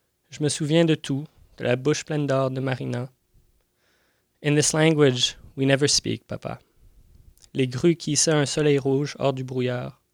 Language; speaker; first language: French; native; French